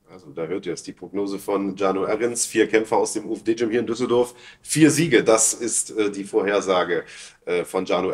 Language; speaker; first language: German; native; German